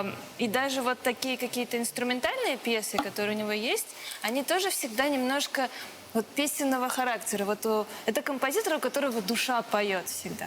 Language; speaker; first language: Russian; native; Russian